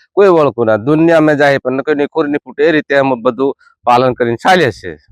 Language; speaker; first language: Gujarati; non-native, local second language; Rathawi